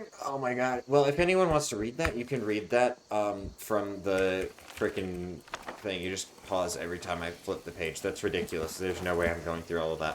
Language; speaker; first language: English; native; English